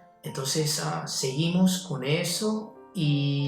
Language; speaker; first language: Spanish; non-native, fluent; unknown